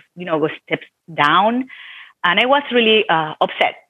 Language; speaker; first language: English; non-native, fluent; Spanish